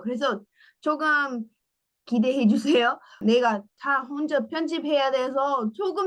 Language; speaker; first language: Korean; non-native, learner; English